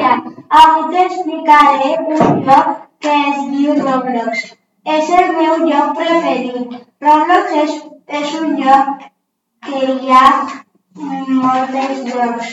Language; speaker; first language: Catalan; non-native, local second language; Spanish